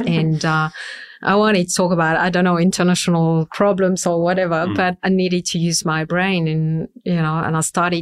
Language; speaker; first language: English; non-native, fluent; French